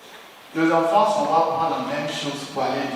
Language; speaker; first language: French; non-native, learner; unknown